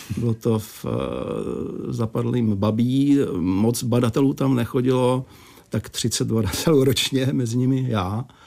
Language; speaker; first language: Czech; native; Czech